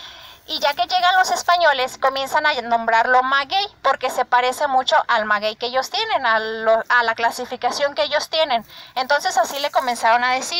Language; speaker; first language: Spanish; native; Spanish